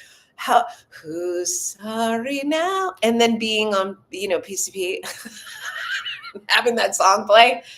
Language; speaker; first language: English; native; English